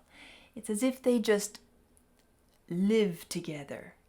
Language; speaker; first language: English; native; English